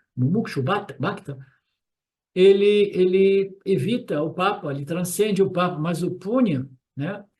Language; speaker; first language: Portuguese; non-native, fluent; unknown